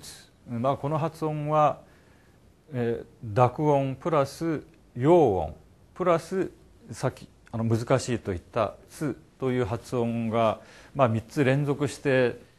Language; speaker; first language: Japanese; non-native, fluent; Korean